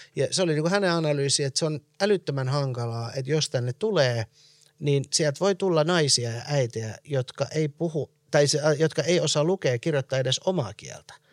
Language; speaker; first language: Finnish; early bilingual, other home language; Persian